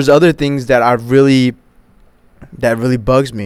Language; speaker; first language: English; native; English